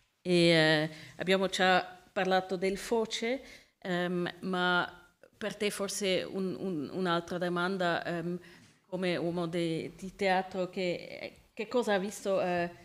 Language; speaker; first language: Italian; non-native, learner; Swiss German